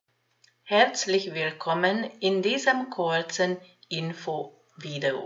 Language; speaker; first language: German; non-native, fluent; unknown